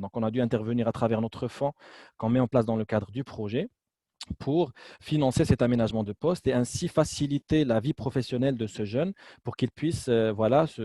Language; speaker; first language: French; non-native, local second language; Arabic